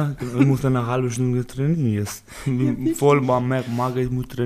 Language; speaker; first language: German; non-native, learner; Baluchi